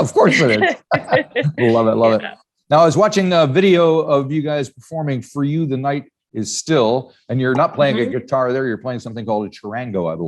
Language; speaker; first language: English; native; English